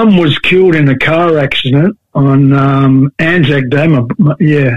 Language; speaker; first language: English; native; English